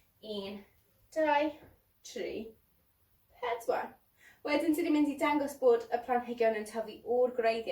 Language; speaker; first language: Welsh; non-native, local second language; English